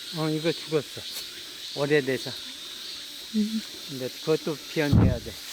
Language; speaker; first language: Korean; native; Korean